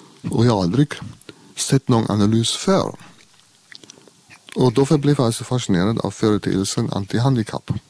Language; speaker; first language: Swedish; non-native, fluent; German